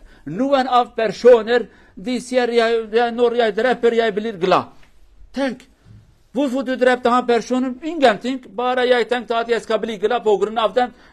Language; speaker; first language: Norwegian; non-native, fluent; Kurdish